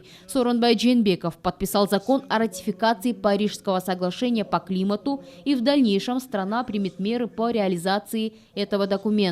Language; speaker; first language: Russian; native; Russian